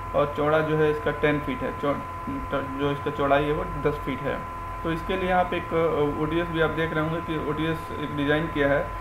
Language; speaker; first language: Hindi; native; Hindi